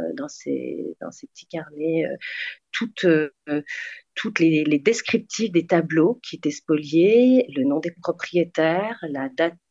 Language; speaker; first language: French; native; French